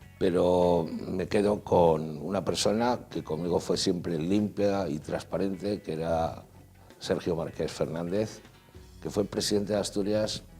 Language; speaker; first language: Spanish; native; Spanish